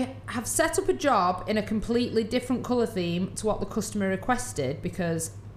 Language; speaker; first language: English; native; English